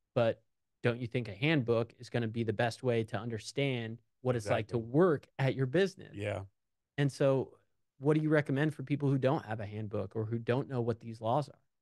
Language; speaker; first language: English; native; English